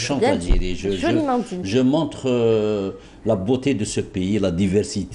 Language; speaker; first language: French; non-native, local second language; Arabic